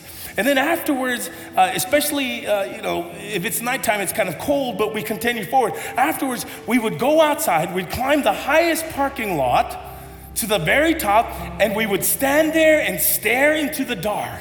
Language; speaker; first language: English; native; English